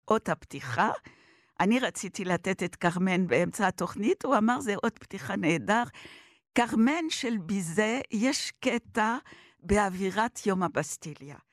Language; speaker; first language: Hebrew; non-native, fluent; French